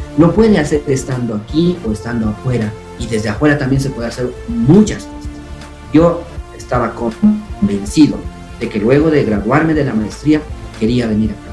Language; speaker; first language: Spanish; non-native, local second language; Quechua